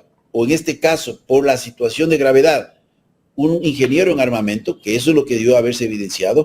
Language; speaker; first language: Spanish; native; Spanish